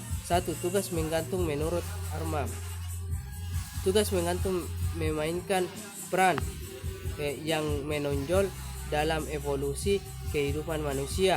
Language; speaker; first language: Indonesian; native; Indonesian